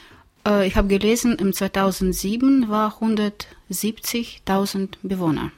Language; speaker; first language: German; non-native, learner; Russian